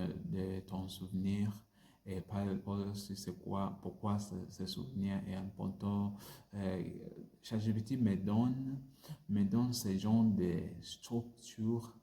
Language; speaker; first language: French; non-native, learner; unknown